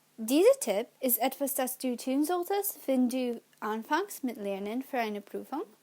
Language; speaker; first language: German; non-native, learner; English